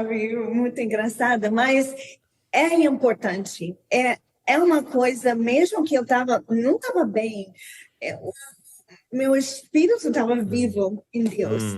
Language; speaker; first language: Portuguese; non-native, learner; English